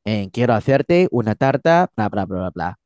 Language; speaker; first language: Spanish; non-native, fluent; Chinese